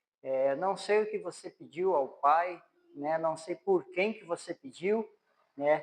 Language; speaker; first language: Portuguese; native; Portuguese